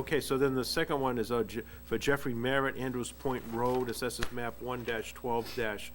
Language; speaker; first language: English; native; English